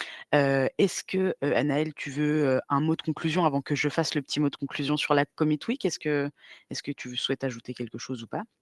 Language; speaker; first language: French; native; French